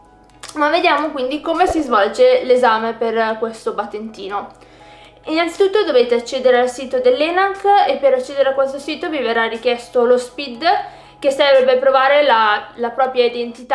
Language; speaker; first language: Italian; native; Italian